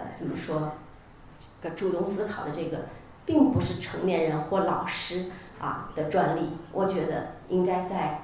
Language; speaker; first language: Chinese; native; Chinese